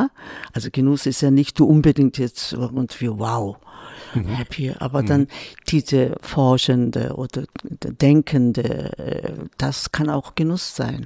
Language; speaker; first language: German; non-native, fluent; Korean